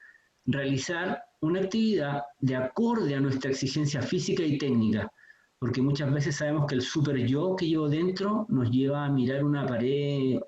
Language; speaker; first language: Spanish; native; Spanish